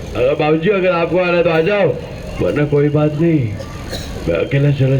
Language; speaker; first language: Hindi; non-native, local second language; Marathi